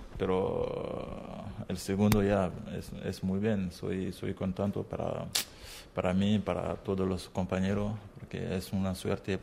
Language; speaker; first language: Spanish; non-native, learner; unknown